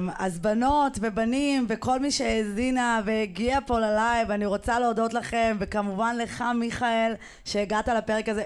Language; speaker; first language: Hebrew; native; Hebrew